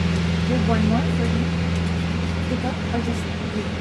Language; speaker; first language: English; non-native, local second language; Filipino